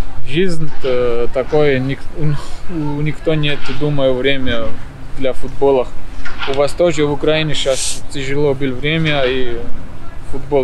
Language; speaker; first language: Russian; non-native, learner; Georgian